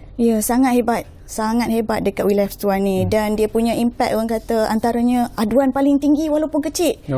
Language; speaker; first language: Malay; native; Malay